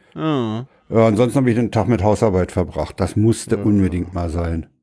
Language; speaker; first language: German; native; German